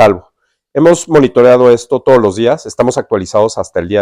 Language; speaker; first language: Spanish; native; Spanish